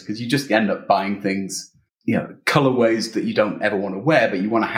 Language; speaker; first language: English; native; English